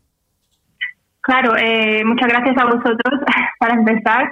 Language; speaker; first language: Spanish; non-native, fluent; Portuguese